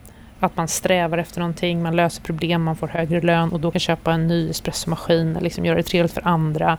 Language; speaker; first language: Swedish; native; Swedish